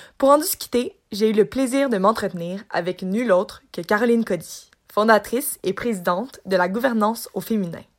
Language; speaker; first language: French; native; French